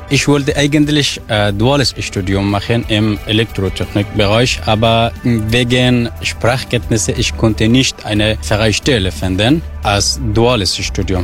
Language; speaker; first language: German; non-native, learner; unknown